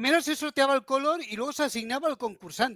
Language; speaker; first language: Spanish; native; Spanish